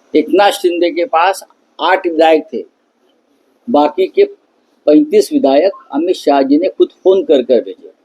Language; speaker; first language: Hindi; non-native, local second language; Marathi